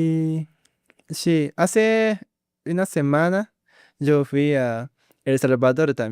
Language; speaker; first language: Spanish; non-native, learner; Japanese